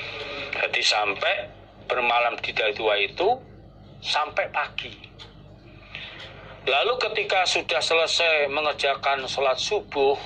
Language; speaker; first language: Indonesian; non-native, local second language; Javanese